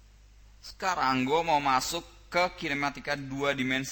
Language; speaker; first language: Indonesian; native; Indonesian